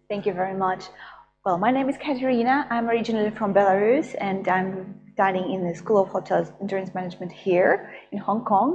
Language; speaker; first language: English; non-native, fluent; Russian